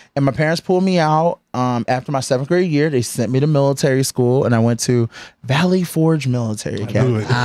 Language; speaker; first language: English; native; English